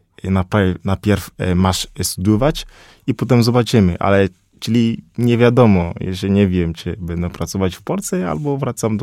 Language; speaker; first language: Polish; non-native, learner; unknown